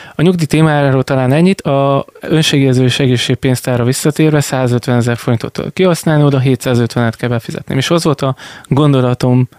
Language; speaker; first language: Hungarian; native; Hungarian